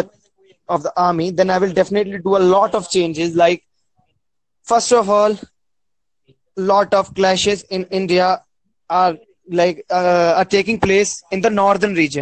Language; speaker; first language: English; non-native, local second language; Hindi